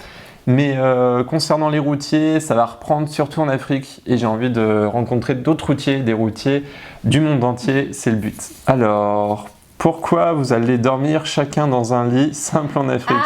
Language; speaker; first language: French; native; French